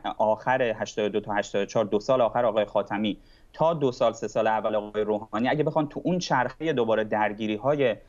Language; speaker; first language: Persian; native; Persian